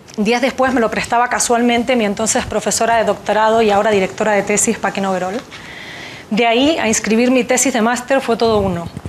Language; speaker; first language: Spanish; native; Spanish